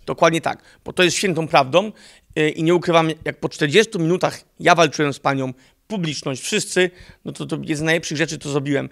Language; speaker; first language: Polish; early bilingual, heritage; Polish